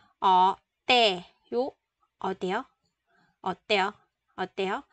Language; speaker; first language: Korean; non-native, fluent; Vietnamese